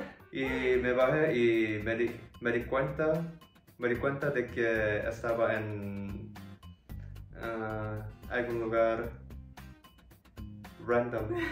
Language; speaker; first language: Spanish; non-native, learner; Korean